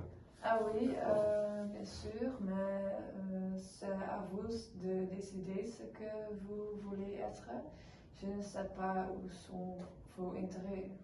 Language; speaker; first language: French; non-native, learner; Dutch